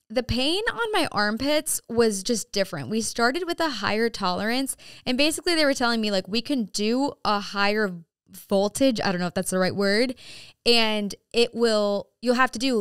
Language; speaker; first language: English; native; English